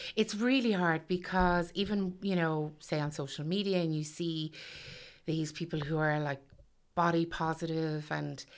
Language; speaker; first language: English; native; English